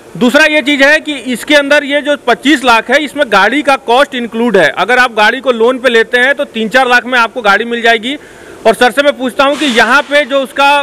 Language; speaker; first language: Hindi; native; Hindi